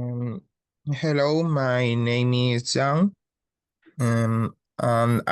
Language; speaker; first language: English; non-native, learner; Spanish